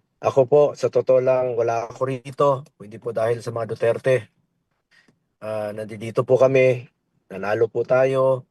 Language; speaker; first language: Filipino; non-native, local second language; Cebuano